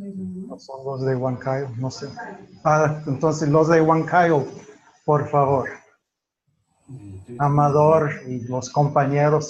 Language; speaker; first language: Spanish; non-native, fluent; English